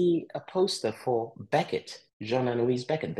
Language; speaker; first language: English; non-native, local second language; Igbo